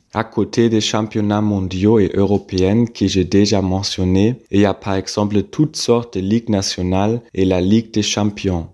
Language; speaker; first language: French; non-native, fluent; German